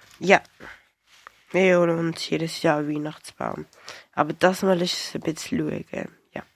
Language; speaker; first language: German; non-native, learner; Dutch